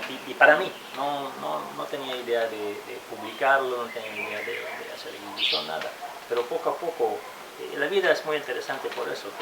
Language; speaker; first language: Spanish; non-native, fluent; French